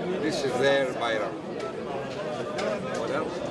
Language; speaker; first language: English; non-native, fluent; Bosnian